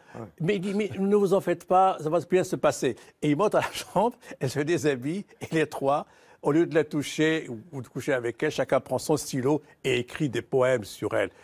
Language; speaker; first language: French; non-native, local second language; Arabic